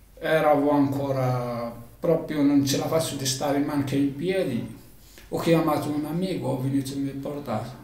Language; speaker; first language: Italian; non-native, learner; Arabic